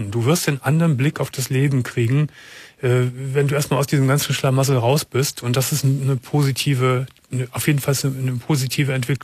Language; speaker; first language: German; native; German